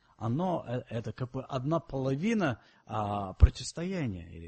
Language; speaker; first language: Russian; non-native, fluent; English